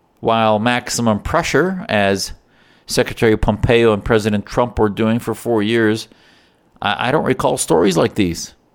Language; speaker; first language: English; native; English